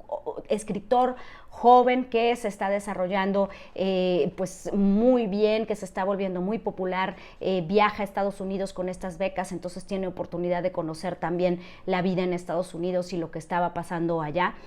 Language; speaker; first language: Spanish; native; Spanish